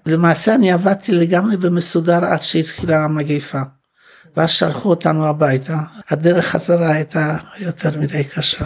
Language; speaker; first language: Hebrew; non-native, fluent; Polish